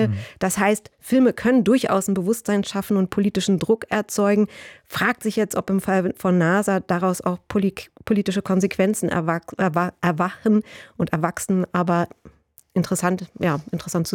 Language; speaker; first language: German; native; German